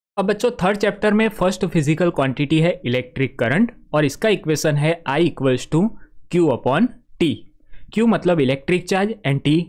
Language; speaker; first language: Hindi; non-native, local second language; Gujarati